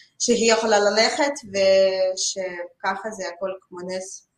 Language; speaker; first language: Hebrew; non-native, learner; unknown